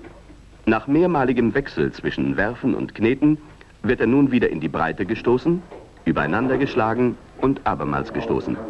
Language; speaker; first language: German; native; German